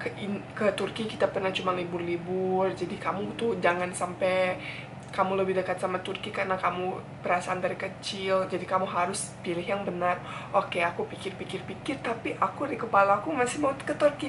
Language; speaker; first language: Indonesian; non-native, fluent; Bosnian